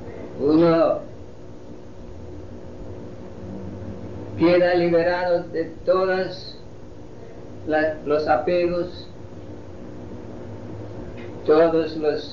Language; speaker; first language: Spanish; non-native, fluent; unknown